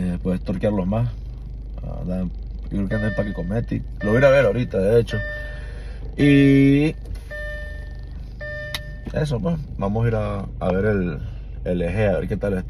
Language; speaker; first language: Spanish; native; Spanish